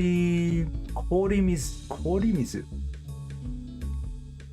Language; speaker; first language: Japanese; non-native, learner; English